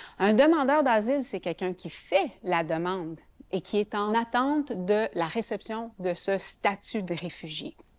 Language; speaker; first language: French; native; French